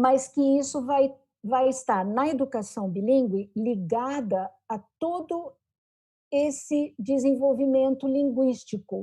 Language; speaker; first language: Portuguese; native; Portuguese